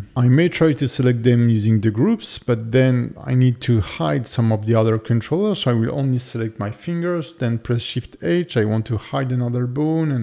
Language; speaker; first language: English; non-native, fluent; French